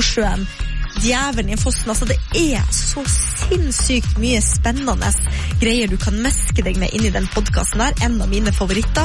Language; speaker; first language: Norwegian; native; Norwegian